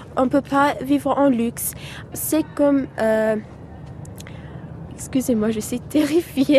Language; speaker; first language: French; non-native, fluent; Persian